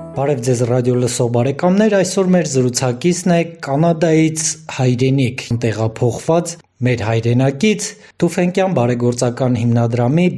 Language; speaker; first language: Armenian; native; Armenian